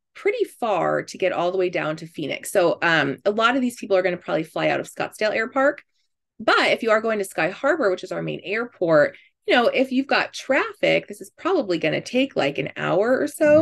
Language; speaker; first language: English; native; English